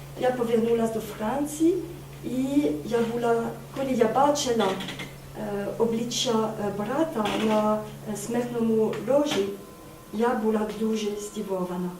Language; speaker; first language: Ukrainian; non-native, fluent; French